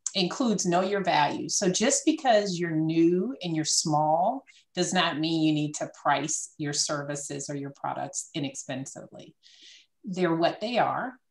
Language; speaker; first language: English; native; English